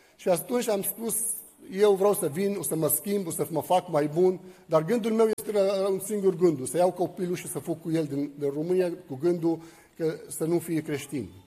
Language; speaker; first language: Romanian; non-native, fluent; Arabic